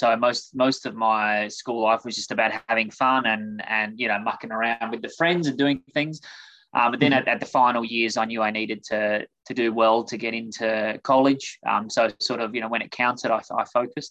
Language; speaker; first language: English; native; English